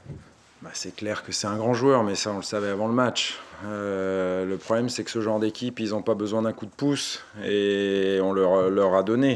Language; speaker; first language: French; native; French